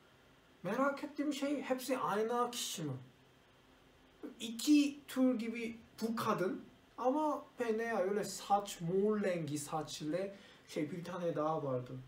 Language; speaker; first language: Turkish; non-native, learner; Korean